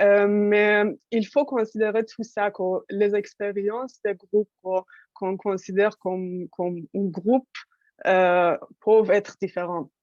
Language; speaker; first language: French; non-native, fluent; Persian